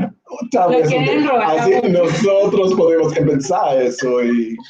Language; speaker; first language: Spanish; non-native, learner; English